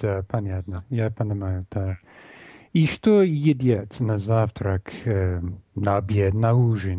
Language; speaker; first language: Russian; non-native, learner; English